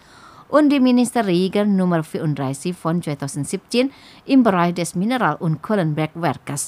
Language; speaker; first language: German; non-native, fluent; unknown